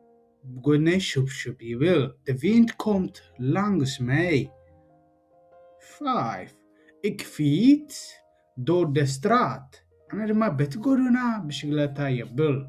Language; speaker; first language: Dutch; non-native, learner; Tigrinya